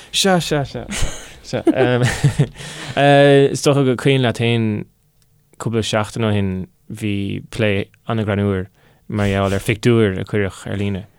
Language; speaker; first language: Irish; non-native, local second language; English